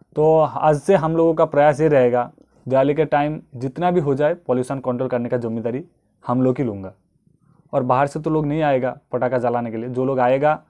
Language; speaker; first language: Hindi; non-native, local second language; Bangla